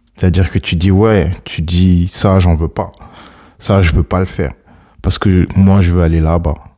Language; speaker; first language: French; early bilingual, other home language; Akan